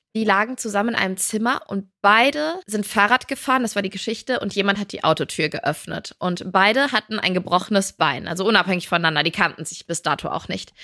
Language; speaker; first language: German; native; German